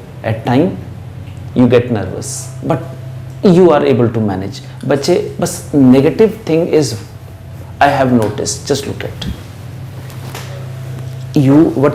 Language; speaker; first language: English; non-native, local second language; Hindi